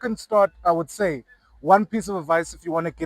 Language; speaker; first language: English; non-native, local second language; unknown